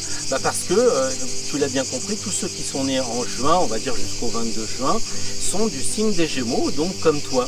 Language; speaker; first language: French; native; French